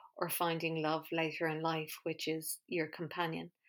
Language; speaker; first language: English; native; English